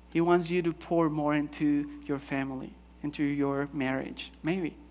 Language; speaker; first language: English; non-native, fluent; Spanish